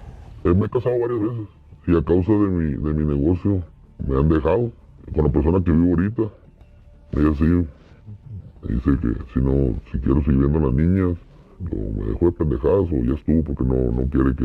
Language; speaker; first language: Spanish; native; Spanish